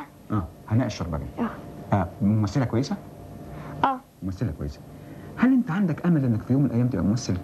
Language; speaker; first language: Arabic; native; Arabic